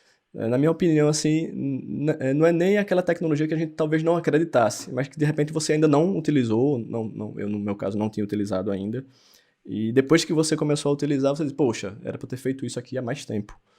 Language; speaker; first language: Portuguese; native; Portuguese